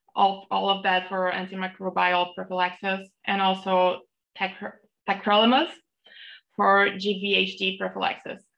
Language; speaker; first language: English; non-native, fluent; Portuguese